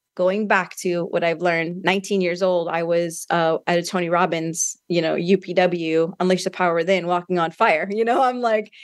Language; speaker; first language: English; native; English